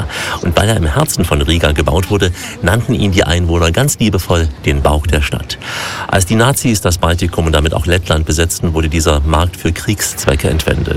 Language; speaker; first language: German; native; German